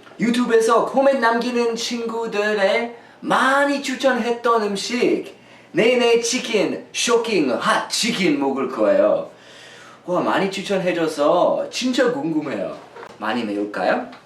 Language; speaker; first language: Korean; non-native, learner; English